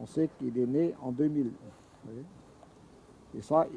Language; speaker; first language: French; native; French